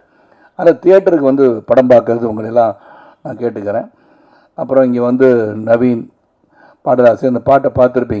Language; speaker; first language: Tamil; native; Tamil